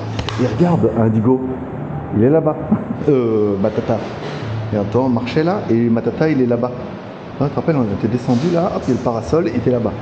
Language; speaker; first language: French; native; French